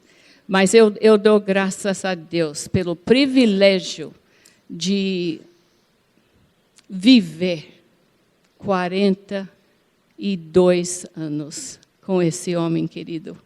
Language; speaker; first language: Portuguese; non-native, fluent; English